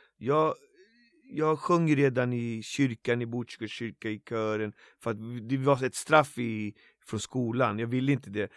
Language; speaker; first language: Swedish; native; Swedish